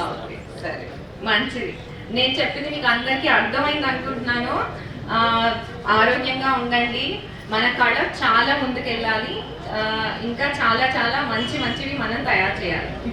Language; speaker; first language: Telugu; native; Telugu